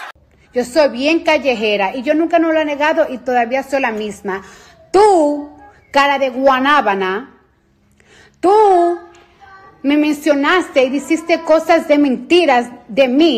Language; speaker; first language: Spanish; early bilingual, heritage; English